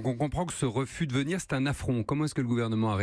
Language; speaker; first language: French; native; French